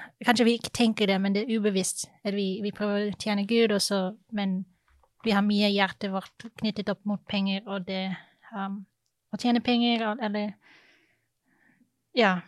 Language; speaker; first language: Norwegian; non-native, fluent; English